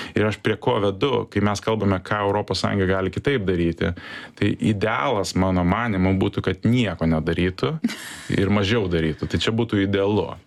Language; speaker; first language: Lithuanian; early bilingual, heritage; Lithuanian